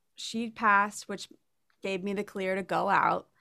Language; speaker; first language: English; native; English